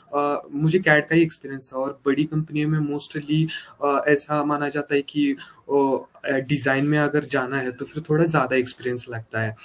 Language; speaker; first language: Hindi; non-native, local second language; Marathi